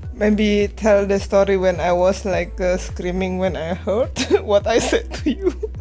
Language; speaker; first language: English; non-native, learner; Indonesian